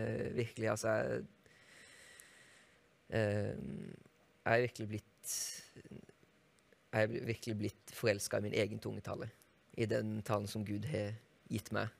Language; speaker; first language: Norwegian; native; Norwegian